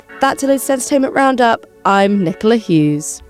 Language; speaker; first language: English; native; English